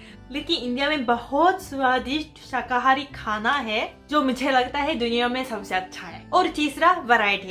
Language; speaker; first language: Hindi; non-native, fluent; Japanese